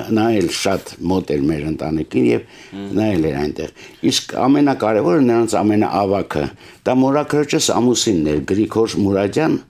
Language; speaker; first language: Armenian; native; Armenian